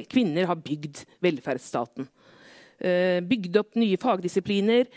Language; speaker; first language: Norwegian; native; Norwegian